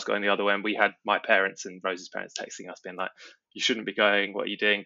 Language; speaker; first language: English; native; English